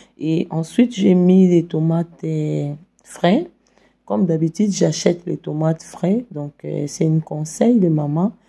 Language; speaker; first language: French; non-native, local second language; Lingala